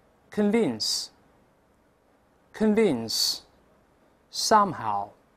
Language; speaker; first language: English; non-native, fluent; Chinese